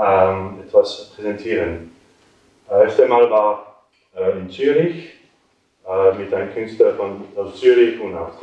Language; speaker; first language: German; non-native, learner; French